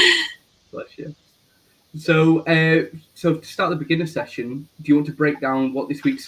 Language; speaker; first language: English; native; English